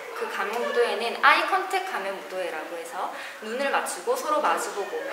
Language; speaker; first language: Korean; native; Korean